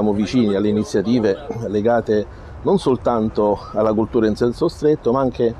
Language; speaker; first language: Italian; native; Italian